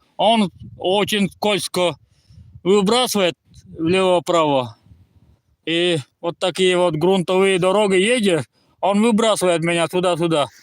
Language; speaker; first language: Russian; non-native, local second language; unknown